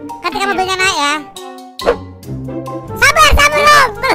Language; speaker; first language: Indonesian; native; Indonesian